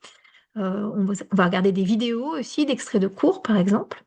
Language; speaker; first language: French; native; French